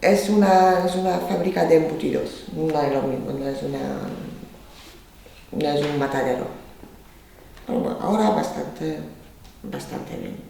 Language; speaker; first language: Spanish; non-native, fluent; Polish